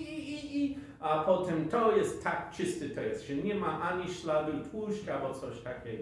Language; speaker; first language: Polish; non-native, fluent; English